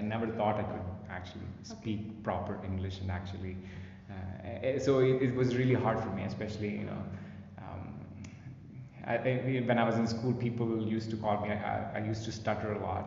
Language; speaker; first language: English; non-native, local second language; Telugu